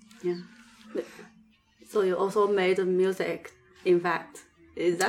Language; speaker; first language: English; non-native, learner; Chinese